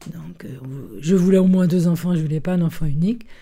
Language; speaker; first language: French; early bilingual, other home language; Italian